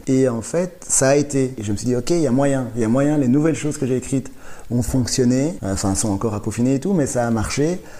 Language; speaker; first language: French; native; French